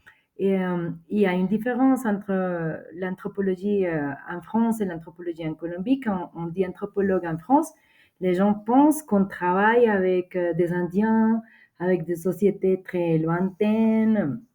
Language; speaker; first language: French; non-native, fluent; Spanish